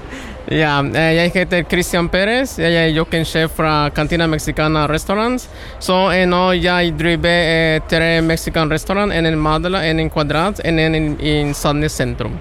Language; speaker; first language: Norwegian; non-native, learner; Spanish